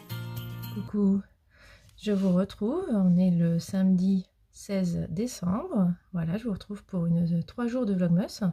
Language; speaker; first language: French; native; French